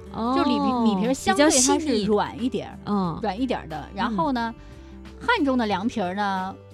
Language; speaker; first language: Chinese; native; Chinese